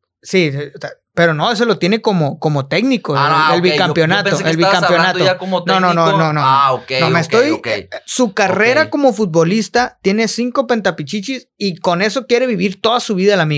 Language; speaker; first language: Spanish; native; Spanish